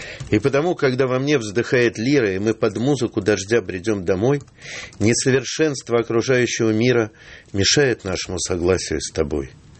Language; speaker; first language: Russian; native; Russian